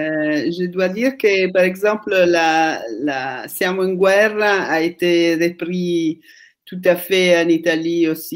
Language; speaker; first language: French; non-native, fluent; Italian